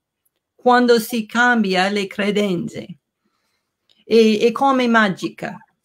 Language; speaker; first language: Italian; non-native, learner; English